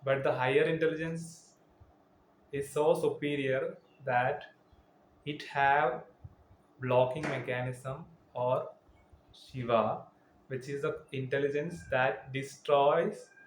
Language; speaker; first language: English; non-native, local second language; Malayalam